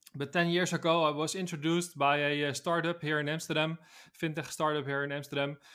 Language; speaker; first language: English; non-native, fluent; Dutch